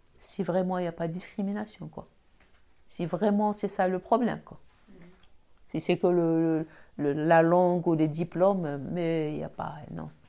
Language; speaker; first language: French; non-native, local second language; Arabic